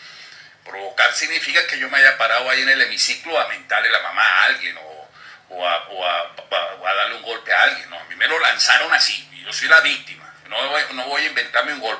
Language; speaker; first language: Spanish; native; Spanish